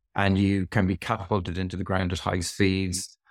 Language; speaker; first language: English; native; English